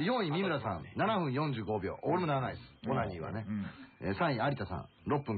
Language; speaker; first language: Japanese; native; Japanese